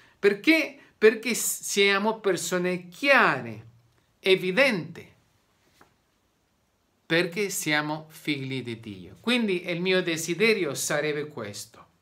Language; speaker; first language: Italian; non-native, learner; Spanish